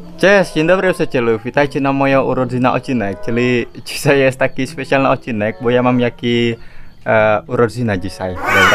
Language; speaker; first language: Polish; non-native, learner; Indonesian